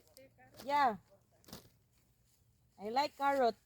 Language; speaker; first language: English; non-native, local second language; Cebuano